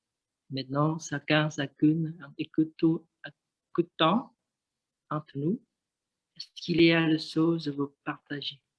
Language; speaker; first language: French; non-native, learner; Vietnamese